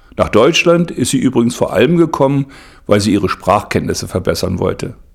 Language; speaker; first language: German; native; German